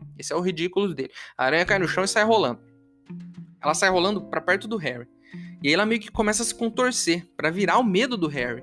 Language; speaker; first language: Portuguese; native; Portuguese